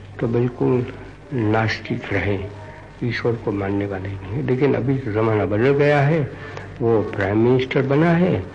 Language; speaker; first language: Hindi; non-native, local second language; Gujarati